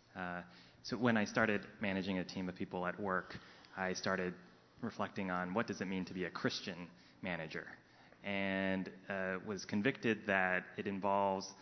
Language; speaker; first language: English; non-native, local second language; Cantonese